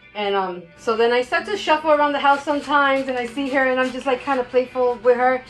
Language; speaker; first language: English; native; English